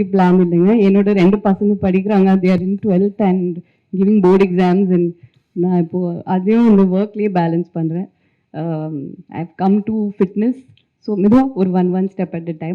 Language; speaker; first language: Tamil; non-native, fluent; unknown